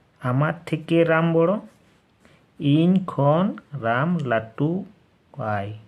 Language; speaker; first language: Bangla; non-native, local second language; Santali